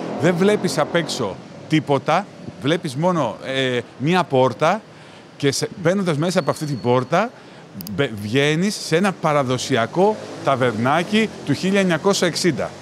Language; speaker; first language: Greek; native; Greek